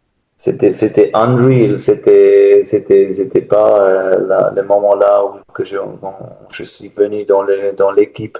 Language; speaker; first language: French; non-native, learner; German